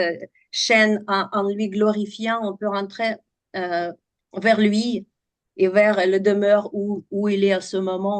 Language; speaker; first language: French; non-native, fluent; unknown